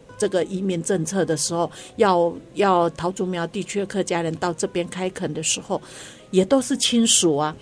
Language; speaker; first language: Chinese; non-native, local second language; Hakka Chinese